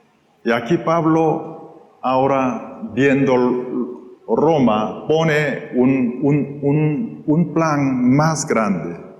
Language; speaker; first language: Spanish; non-native, fluent; Korean